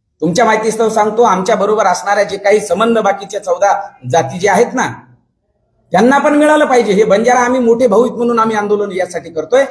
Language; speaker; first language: Marathi; non-native, local second language; Lambadi